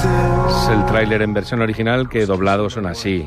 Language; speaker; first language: Spanish; native; Spanish